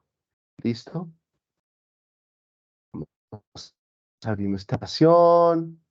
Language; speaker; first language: Spanish; native; Spanish